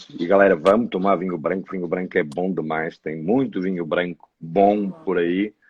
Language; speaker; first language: Portuguese; native; Portuguese